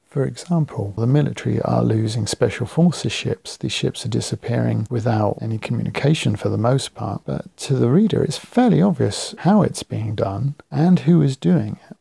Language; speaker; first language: English; native; English